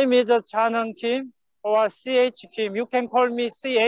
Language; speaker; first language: English; non-native, fluent; Korean